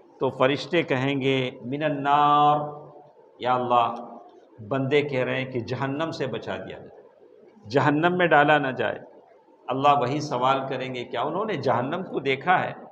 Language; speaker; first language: Urdu; native; Urdu